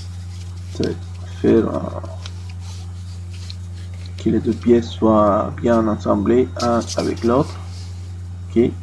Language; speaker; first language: French; non-native, fluent; Spanish